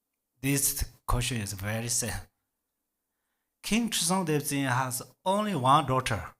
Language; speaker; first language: English; non-native, learner; Tibetan